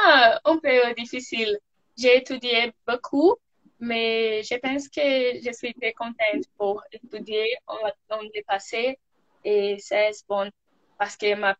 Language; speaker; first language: French; non-native, learner; Portuguese